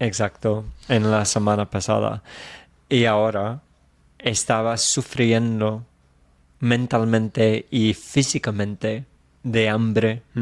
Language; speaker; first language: Spanish; non-native, fluent; English